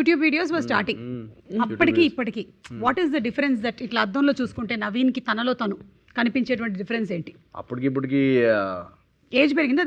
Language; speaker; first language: Telugu; native; Telugu